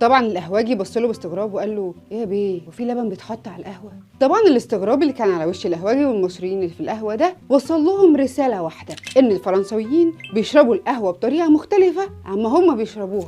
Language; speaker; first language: Arabic; native; Arabic